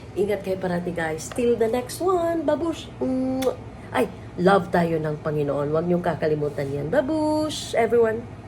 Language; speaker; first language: Filipino; non-native, local second language; Cebuano